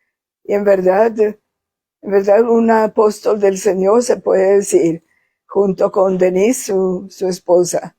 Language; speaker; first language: Spanish; non-native, fluent; Swedish